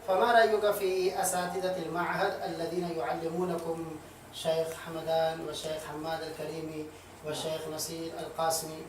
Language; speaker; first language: Arabic; non-native, fluent; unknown